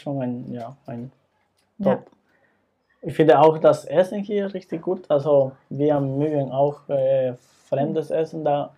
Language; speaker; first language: German; non-native, fluent; Spanish